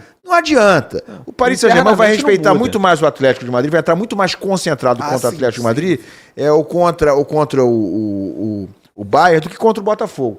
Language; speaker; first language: Portuguese; native; Portuguese